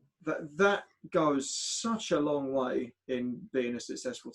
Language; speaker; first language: English; native; English